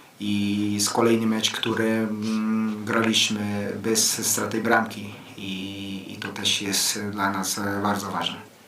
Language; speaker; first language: Polish; non-native, fluent; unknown